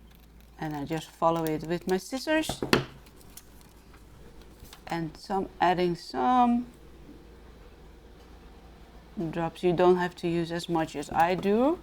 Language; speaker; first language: English; non-native, fluent; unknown